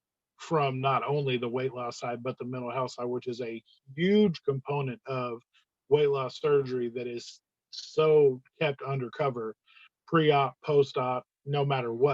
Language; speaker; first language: English; native; English